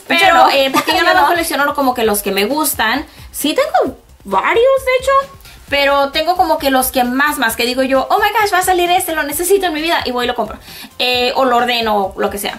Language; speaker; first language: Spanish; native; Spanish